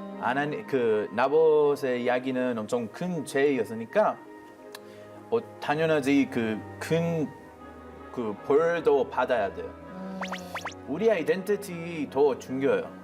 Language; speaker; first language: Korean; non-native, fluent; Hebrew